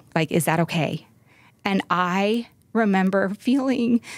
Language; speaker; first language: English; native; English